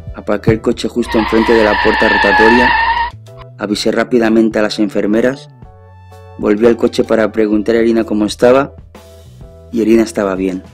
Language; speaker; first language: Spanish; native; Spanish